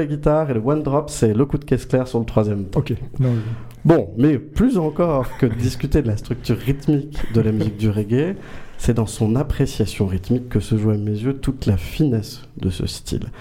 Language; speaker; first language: French; native; French